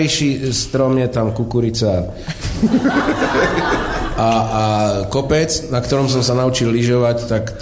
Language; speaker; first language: Slovak; native; Slovak